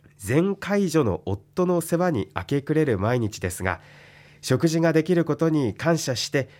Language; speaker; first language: Japanese; native; Japanese